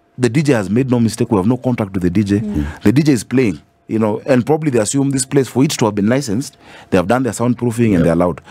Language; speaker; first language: English; non-native, local second language; Swahili